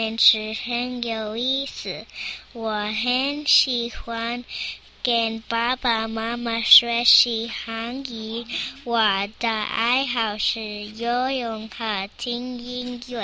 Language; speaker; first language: Chinese; non-native, learner; English